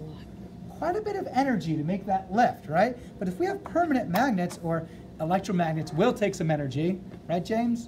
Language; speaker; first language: English; native; English